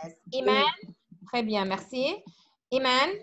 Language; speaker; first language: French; non-native, fluent; Arabic